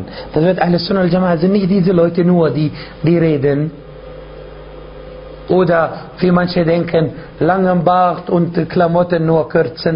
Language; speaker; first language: German; non-native, fluent; Arabic